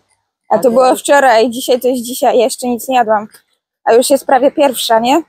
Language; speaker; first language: Polish; native; Polish